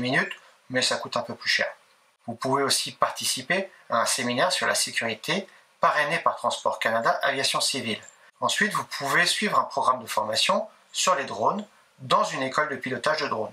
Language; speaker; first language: French; native; French